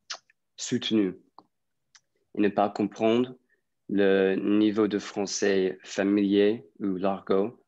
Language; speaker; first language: French; non-native, fluent; English